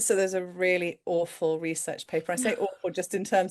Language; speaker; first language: English; native; English